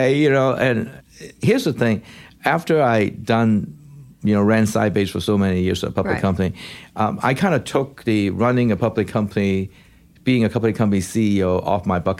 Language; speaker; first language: English; non-native, local second language; Cantonese